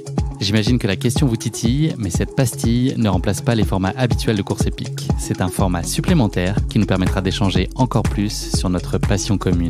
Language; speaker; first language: French; native; French